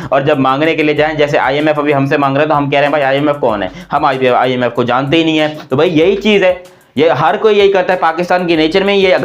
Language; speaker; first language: Urdu; non-native, local second language; Punjabi